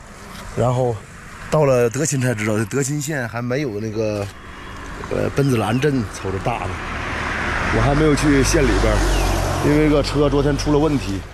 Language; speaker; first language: Chinese; native; Chinese